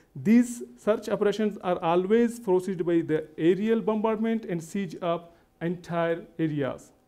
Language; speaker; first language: English; non-native, local second language; Baluchi